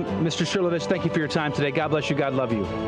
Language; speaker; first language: English; native; English